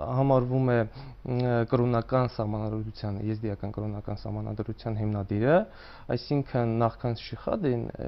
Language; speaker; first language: Armenian; non-native, local second language; Kurdish